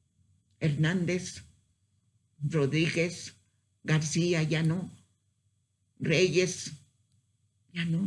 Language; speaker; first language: Spanish; native; Spanish